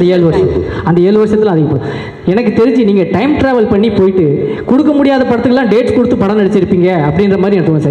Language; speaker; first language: Tamil; native; Tamil